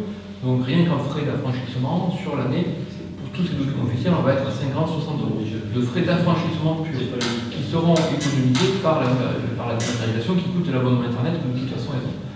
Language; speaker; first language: French; native; French